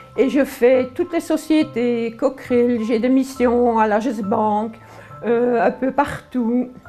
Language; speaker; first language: French; early bilingual, other home language; Polish